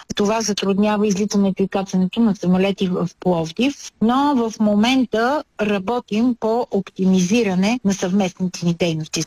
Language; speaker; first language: Bulgarian; native; Bulgarian